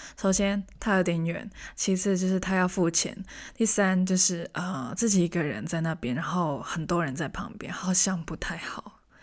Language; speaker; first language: Chinese; non-native, local second language; Cantonese